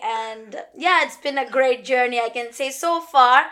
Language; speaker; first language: English; non-native, local second language; Malayalam